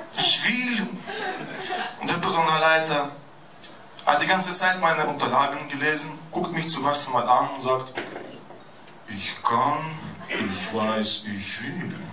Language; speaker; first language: German; non-native, fluent; Russian